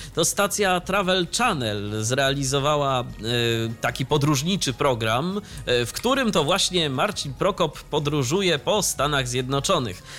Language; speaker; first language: Polish; native; Polish